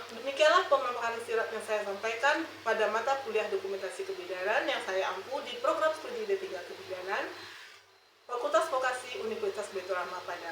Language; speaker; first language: Indonesian; native; Indonesian